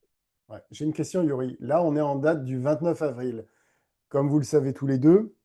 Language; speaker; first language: French; native; French